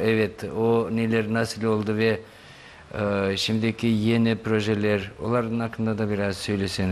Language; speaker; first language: Turkish; non-native, learner; Bosnian